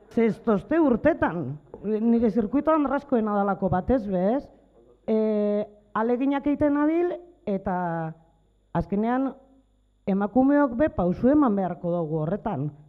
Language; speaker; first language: Basque; native; Basque